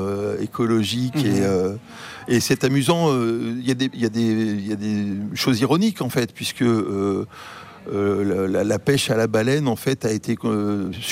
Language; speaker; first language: French; native; French